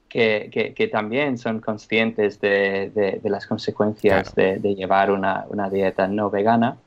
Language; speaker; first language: Spanish; non-native, fluent; English